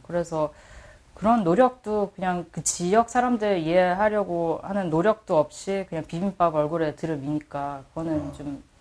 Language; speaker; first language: Korean; early bilingual, heritage; Korean